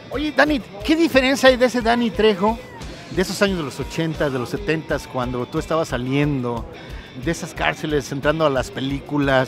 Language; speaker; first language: Spanish; native; Spanish